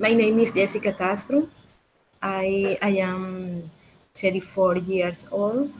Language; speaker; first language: English; non-native, learner; Spanish